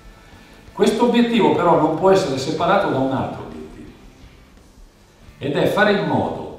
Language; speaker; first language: Italian; native; Italian